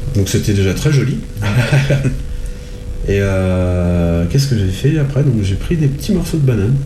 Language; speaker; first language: French; native; French